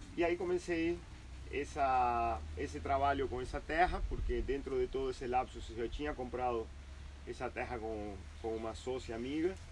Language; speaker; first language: Portuguese; non-native, fluent; Spanish